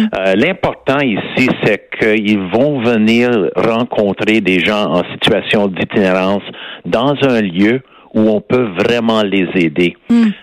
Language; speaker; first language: French; non-native, fluent; English